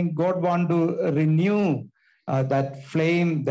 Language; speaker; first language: English; non-native, local second language; Malayalam